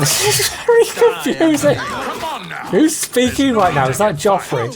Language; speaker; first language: English; native; English